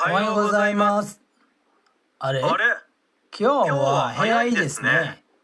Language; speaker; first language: Japanese; non-native, fluent; Burmese